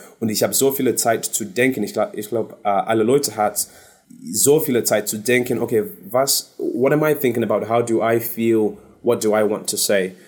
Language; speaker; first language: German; non-native, learner; English